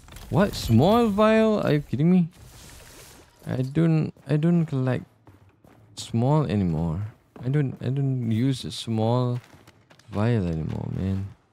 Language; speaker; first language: English; non-native, local second language; Malay